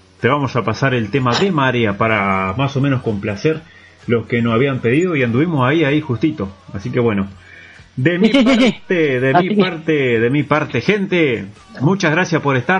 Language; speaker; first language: Spanish; native; Spanish